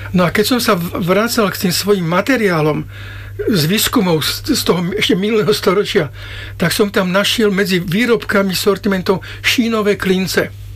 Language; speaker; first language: Slovak; native; Slovak